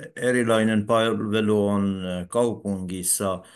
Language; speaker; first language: Finnish; non-native, learner; Persian